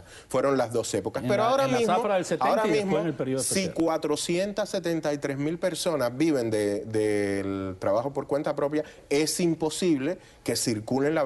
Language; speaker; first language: Spanish; native; Spanish